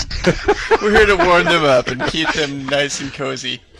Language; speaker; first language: English; native; English